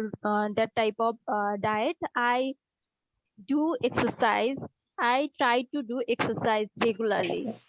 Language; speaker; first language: English; non-native, learner; Bangla